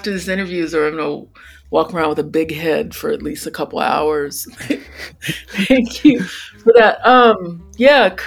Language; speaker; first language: English; native; English